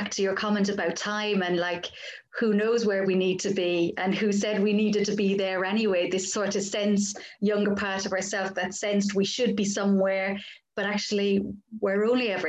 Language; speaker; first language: English; native; English